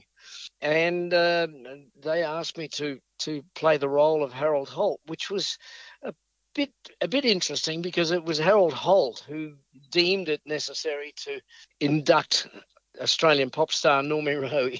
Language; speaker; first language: English; native; English